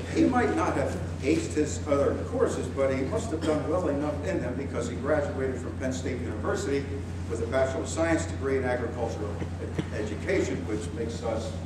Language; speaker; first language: English; native; English